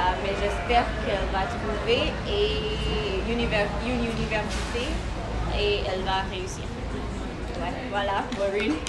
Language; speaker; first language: French; non-native, learner; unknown